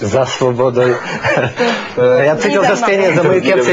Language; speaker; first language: Czech; non-native, learner; Russian